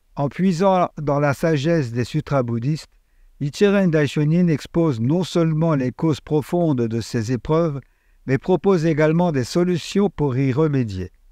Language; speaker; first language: French; native; French